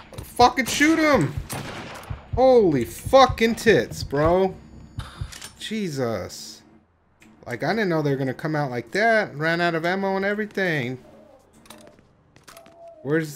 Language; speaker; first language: English; native; English